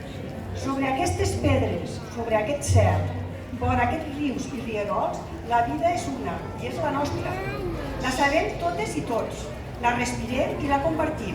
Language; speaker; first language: Catalan; native; Catalan